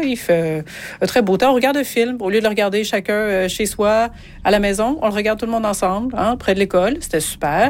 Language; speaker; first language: French; native; French